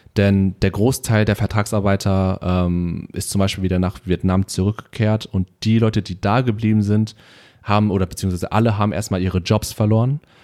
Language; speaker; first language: German; native; German